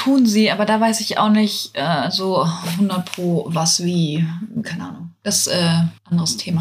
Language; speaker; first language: German; native; German